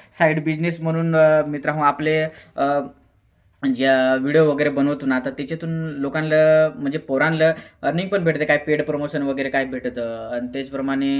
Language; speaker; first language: Marathi; non-native, local second language; Kukna